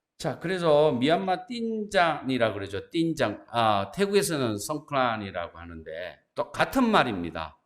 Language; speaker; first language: Korean; native; Korean